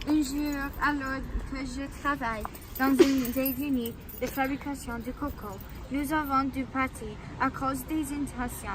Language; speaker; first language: French; non-native, learner; English